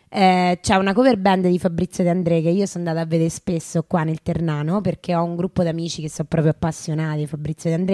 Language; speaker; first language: Italian; native; Italian